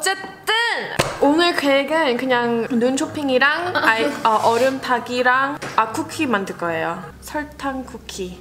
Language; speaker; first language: Korean; early bilingual, heritage; English